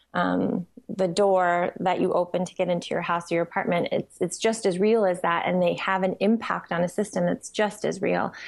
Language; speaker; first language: English; native; English